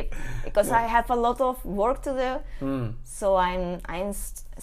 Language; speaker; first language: English; non-native, learner; Spanish